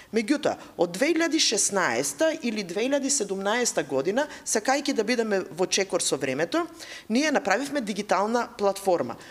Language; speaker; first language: Macedonian; native; Macedonian